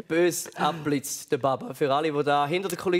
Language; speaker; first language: German; native; German